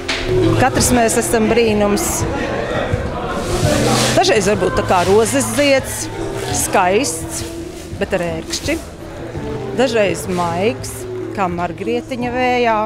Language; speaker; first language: Latvian; native; Latvian